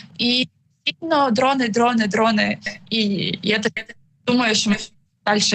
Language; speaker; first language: Ukrainian; native; Ukrainian